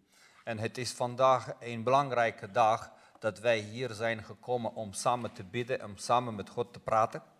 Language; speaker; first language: Dutch; non-native, fluent; Russian